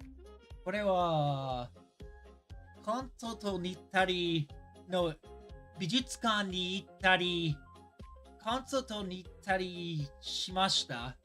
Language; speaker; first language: Japanese; non-native, learner; English